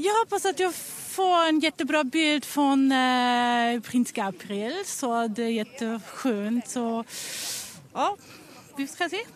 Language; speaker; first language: Swedish; non-native, learner; German